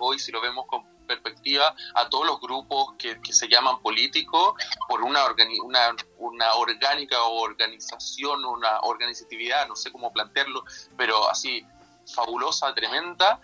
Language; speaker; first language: Spanish; native; Spanish